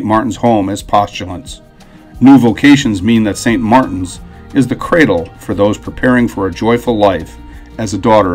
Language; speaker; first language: English; native; English